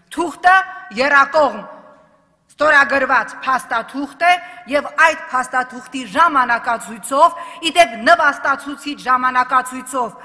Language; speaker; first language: Armenian; native; Armenian